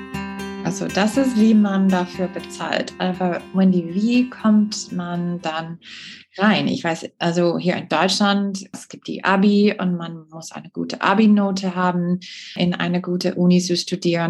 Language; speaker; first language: German; non-native, fluent; English